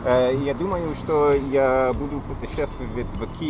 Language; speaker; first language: Russian; non-native, learner; English